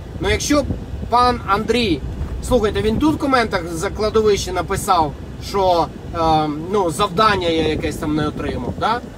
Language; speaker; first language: Ukrainian; non-native, local second language; Russian